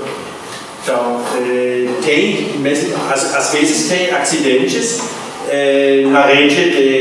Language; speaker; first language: Portuguese; non-native, fluent; German